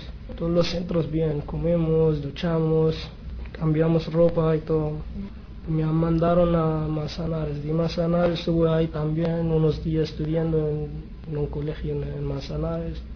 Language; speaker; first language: Spanish; non-native, learner; Arabic